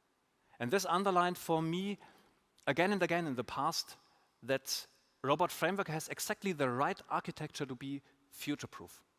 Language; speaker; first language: English; non-native, fluent; German